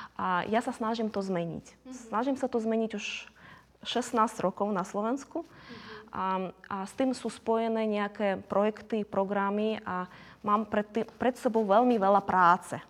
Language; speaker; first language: Slovak; non-native, fluent; Ukrainian